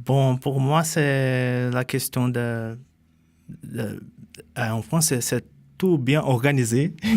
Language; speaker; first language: French; non-native, fluent; Portuguese